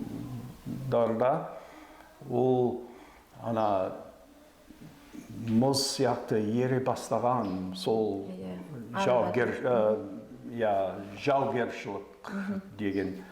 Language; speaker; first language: Kazakh; non-native, fluent; English